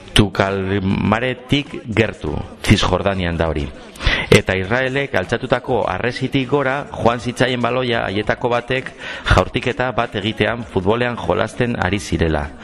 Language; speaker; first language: Basque; non-native, local second language; Spanish